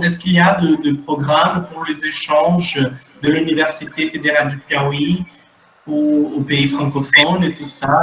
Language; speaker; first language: French; non-native, fluent; Portuguese